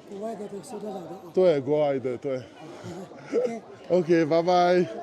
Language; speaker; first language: Chinese; non-native, learner; French